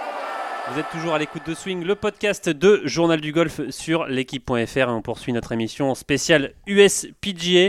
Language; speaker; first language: French; native; French